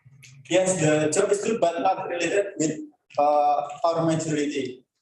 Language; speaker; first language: English; non-native, learner; Indonesian